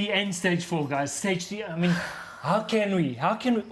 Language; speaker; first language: English; native; English